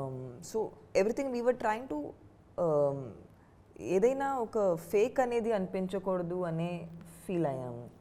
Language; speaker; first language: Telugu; non-native, fluent; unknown